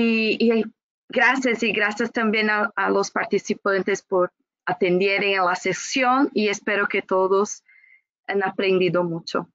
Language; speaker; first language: Spanish; non-native, fluent; Portuguese